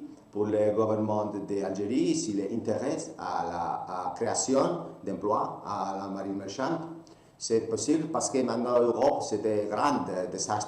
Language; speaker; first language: French; non-native, learner; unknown